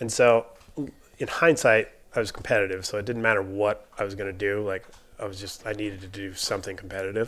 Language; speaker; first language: English; native; English